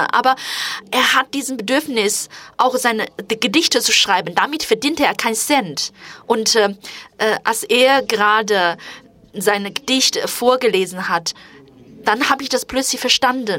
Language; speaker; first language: German; non-native, fluent; Chinese